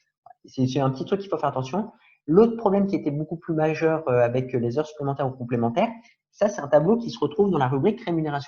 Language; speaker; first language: French; native; French